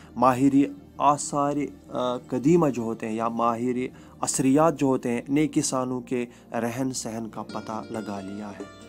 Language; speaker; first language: Urdu; non-native, local second language; Kashmiri